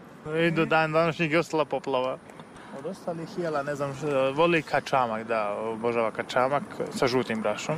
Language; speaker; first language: Serbian; native; Serbian